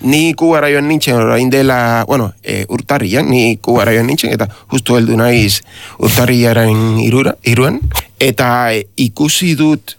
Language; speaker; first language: Basque; non-native, learner; Spanish